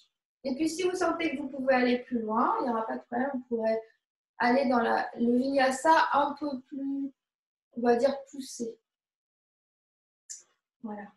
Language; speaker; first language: French; native; French